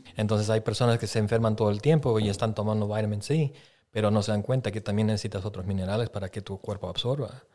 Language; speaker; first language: Spanish; early bilingual, heritage; Spanish